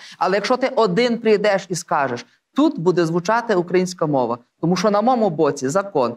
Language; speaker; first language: Ukrainian; native; Ukrainian